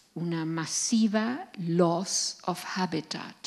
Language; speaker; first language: Spanish; non-native, fluent; Dutch